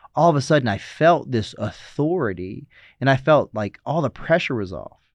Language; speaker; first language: English; native; English